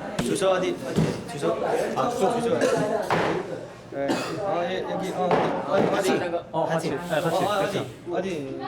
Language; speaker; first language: Korean; non-native, learner; Nepali